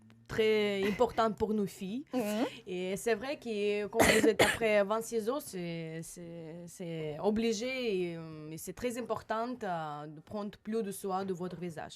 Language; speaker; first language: French; non-native, learner; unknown